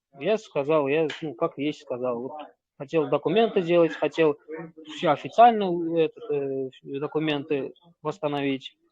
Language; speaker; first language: Russian; non-native, local second language; Turkmen